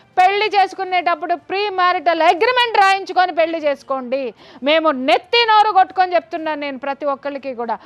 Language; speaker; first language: Telugu; native; Telugu